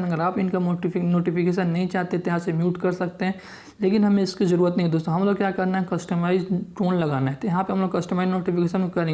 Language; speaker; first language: Hindi; native; Hindi